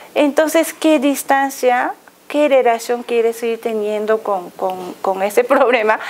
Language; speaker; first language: Spanish; non-native, fluent; Japanese